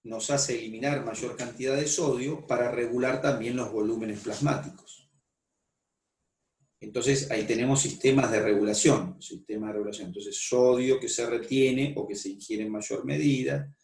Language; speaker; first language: Spanish; native; Spanish